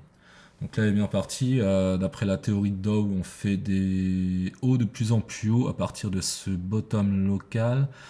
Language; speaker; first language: French; native; French